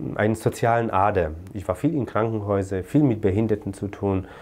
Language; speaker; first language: German; non-native, fluent; Polish